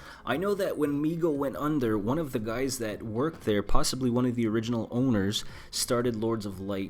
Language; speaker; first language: English; native; English